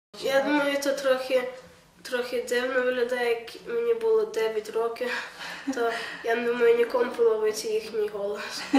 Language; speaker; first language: Ukrainian; early bilingual, heritage; Ukrainian